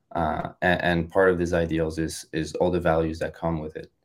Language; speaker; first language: English; non-native, fluent; French